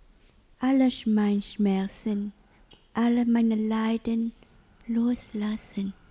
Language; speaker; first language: German; non-native, learner; Vietnamese